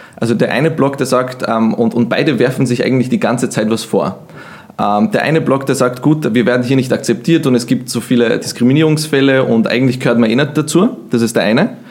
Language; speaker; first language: German; early bilingual, other home language; Bosnian